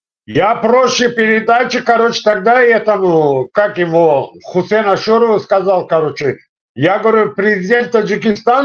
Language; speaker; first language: Russian; non-native, local second language; Tajik